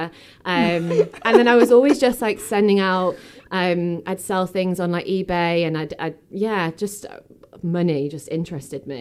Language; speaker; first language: English; native; English